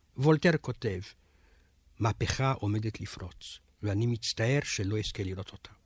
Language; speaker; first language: Hebrew; non-native, fluent; Romanian